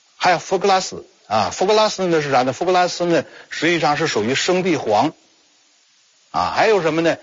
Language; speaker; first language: Chinese; native; Chinese